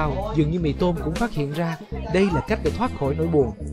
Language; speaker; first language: Vietnamese; native; Vietnamese